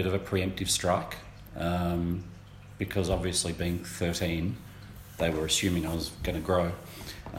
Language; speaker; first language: English; native; English